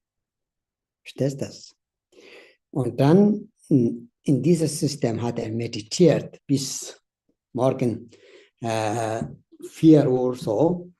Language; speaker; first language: German; non-native, learner; Tibetan